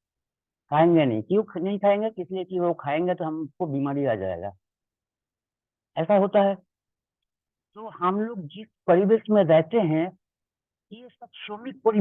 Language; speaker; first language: Hindi; non-native, local second language; Bangla